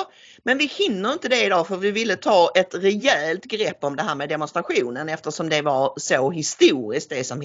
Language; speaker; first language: Swedish; native; Swedish